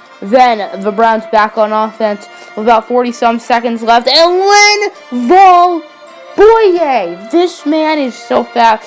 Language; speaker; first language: English; native; English